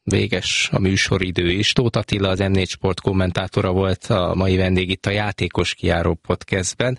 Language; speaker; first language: Hungarian; native; Hungarian